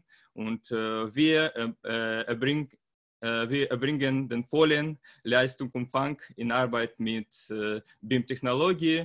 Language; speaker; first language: German; non-native, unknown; Russian